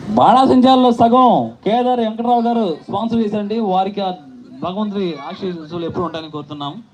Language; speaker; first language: Telugu; native; Telugu